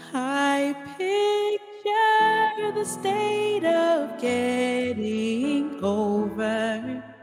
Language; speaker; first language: English; native; English